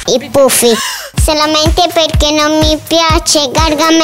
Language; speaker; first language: Italian; early bilingual, other home language; Spanish